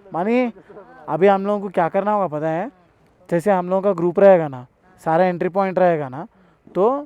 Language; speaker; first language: Hindi; non-native, local second language; Telugu